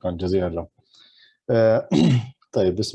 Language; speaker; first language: Arabic; native; Arabic